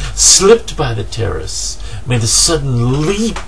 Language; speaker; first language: English; native; English